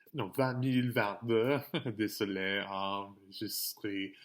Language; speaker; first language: French; non-native, learner; English